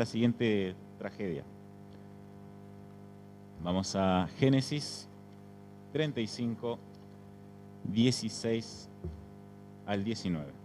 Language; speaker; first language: Spanish; native; Spanish